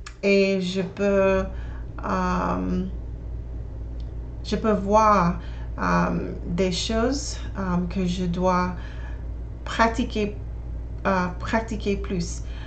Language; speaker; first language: French; non-native, learner; English